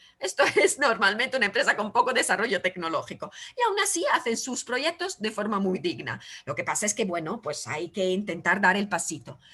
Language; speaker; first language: Spanish; non-native, fluent; Italian